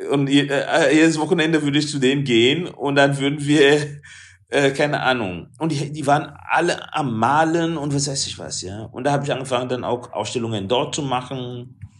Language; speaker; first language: German; non-native, fluent; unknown